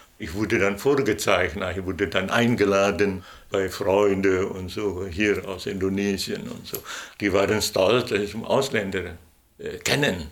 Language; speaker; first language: German; non-native, fluent; Indonesian